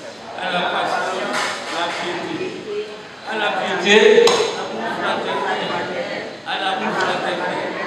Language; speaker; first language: French; non-native, local second language; Ewe